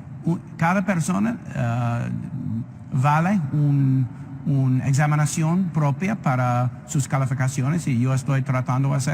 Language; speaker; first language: Spanish; non-native, fluent; English